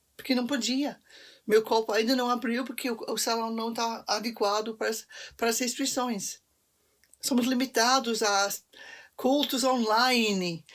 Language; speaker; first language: Portuguese; non-native, fluent; English